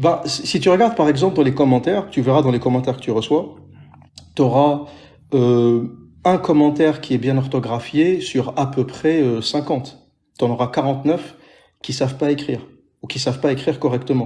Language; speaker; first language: French; native; French